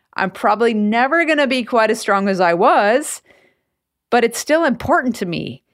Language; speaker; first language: English; native; English